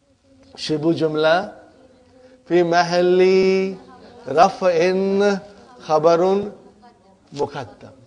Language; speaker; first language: Arabic; non-native, fluent; English